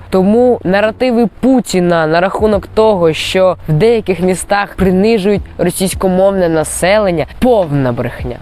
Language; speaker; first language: Ukrainian; native; Ukrainian